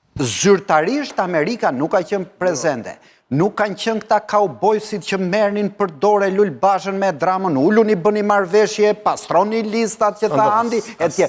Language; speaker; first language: Albanian; native; Albanian